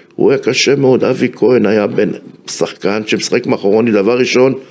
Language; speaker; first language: Hebrew; native; Hebrew